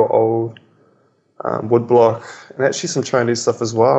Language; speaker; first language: English; native; English